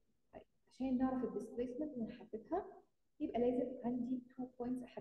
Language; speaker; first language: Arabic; native; Arabic